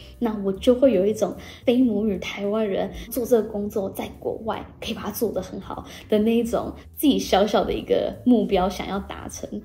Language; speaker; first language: Chinese; native; Chinese